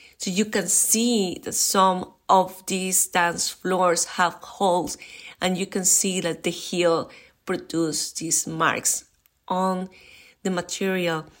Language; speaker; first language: English; non-native, fluent; Spanish